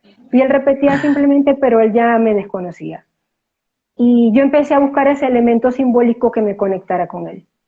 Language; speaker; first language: Spanish; native; Spanish